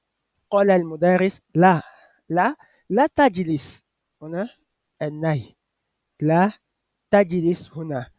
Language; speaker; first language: Arabic; non-native, fluent; French